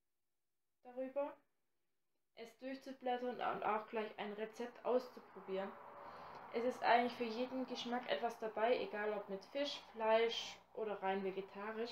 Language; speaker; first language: German; native; German